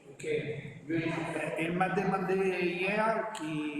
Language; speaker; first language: French; non-native, fluent; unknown